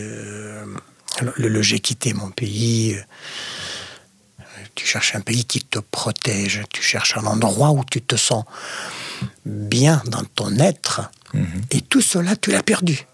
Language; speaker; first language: French; non-native, fluent; Arabic